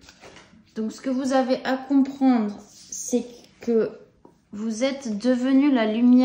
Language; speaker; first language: French; native; French